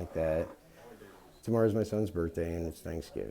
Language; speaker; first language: English; native; English